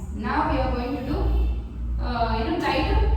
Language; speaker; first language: English; non-native, local second language; Kannada